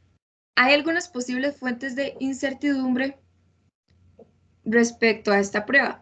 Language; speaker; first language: Spanish; native; Spanish